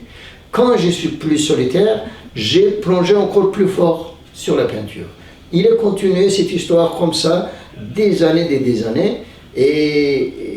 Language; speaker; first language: French; non-native, learner; Turkish